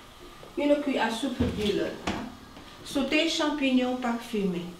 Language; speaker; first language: French; non-native, learner; Chinese